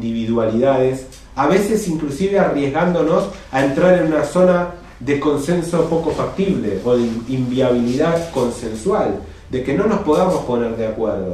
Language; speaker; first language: Spanish; native; Spanish